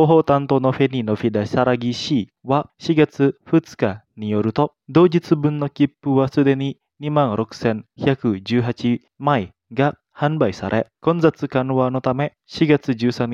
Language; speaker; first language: Japanese; non-native, fluent; Indonesian